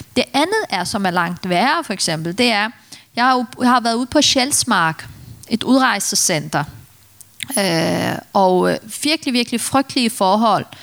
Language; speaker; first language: Danish; early bilingual, other home language; Turkish